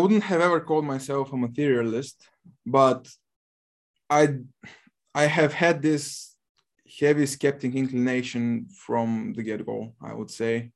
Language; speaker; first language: English; non-native, fluent; Bulgarian